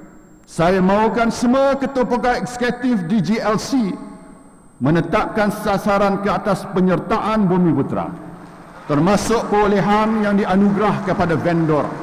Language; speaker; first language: Malay; native; Malay